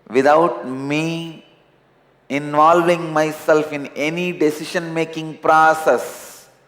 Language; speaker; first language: English; non-native, local second language; Tamil